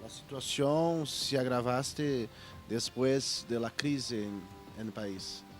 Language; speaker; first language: Spanish; non-native, learner; Portuguese